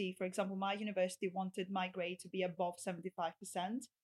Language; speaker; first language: English; non-native, fluent; Greek